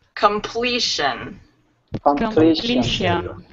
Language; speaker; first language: English; native; English